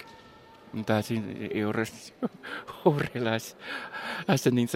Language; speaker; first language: Basque; non-native, learner; English